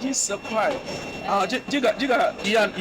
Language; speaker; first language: Chinese; non-native, learner; English